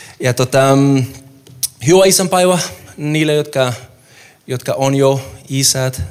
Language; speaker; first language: Finnish; non-native, fluent; Spanish